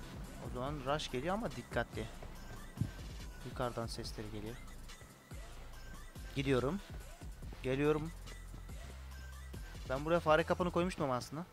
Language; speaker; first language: Turkish; native; Turkish